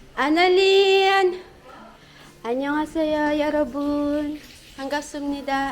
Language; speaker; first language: Korean; non-native, fluent; Filipino